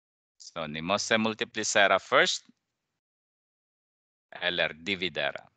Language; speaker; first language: Swedish; non-native, fluent; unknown